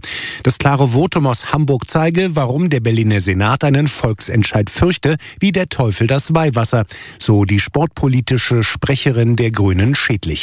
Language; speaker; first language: German; native; German